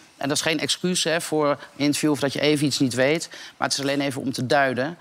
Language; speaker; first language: Dutch; native; Dutch